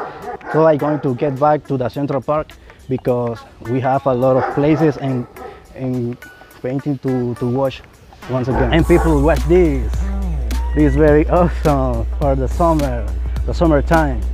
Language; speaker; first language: English; non-native, learner; Spanish